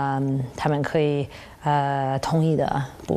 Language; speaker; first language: Chinese; non-native, fluent; English